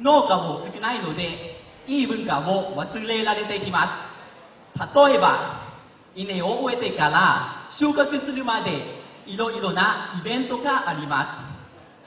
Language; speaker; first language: Japanese; non-native, learner; Lao